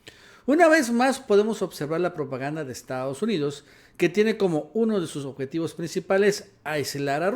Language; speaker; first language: Spanish; native; Spanish